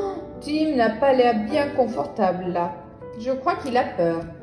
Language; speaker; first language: French; native; French